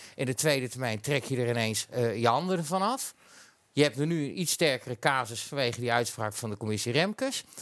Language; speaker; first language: Dutch; native; Dutch